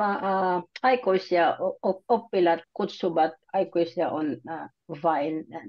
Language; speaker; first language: Finnish; non-native, learner; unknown